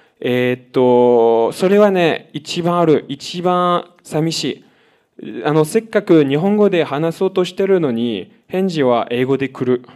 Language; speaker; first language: Japanese; non-native, fluent; French